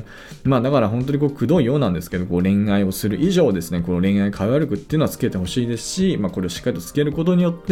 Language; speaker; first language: Japanese; native; Japanese